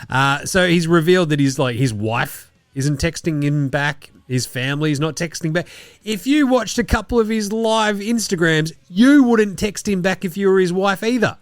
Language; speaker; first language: English; native; English